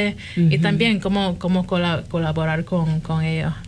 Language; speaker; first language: Spanish; early bilingual, heritage; Spanish